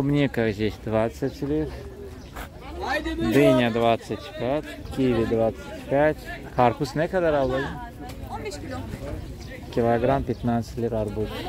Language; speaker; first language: Russian; non-native, fluent; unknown